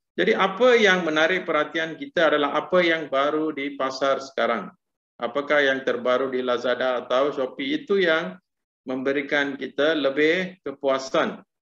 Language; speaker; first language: Malay; non-native, local second language; Tamil